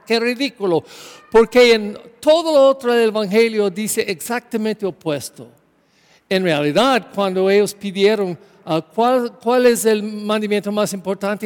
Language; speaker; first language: Spanish; non-native, learner; English